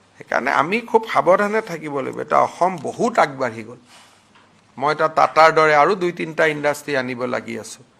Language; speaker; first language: Assamese; native; Assamese